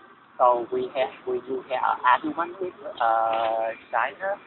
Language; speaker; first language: English; non-native, learner; Vietnamese